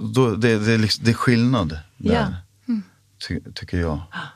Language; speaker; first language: Swedish; non-native, local second language; Finnish